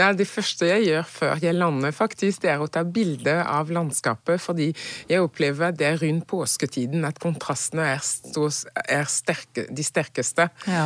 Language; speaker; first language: Norwegian; non-native, fluent; French